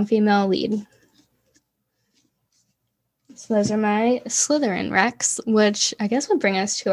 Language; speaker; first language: English; native; English